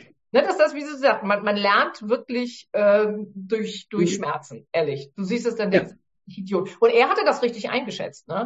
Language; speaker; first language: German; native; German